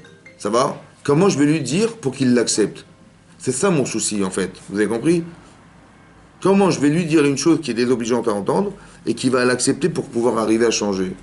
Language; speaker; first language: French; native; French